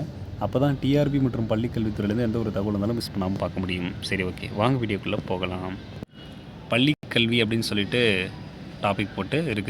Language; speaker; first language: Tamil; native; Tamil